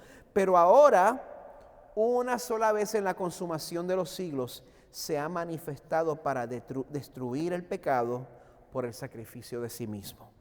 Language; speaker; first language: Spanish; native; Spanish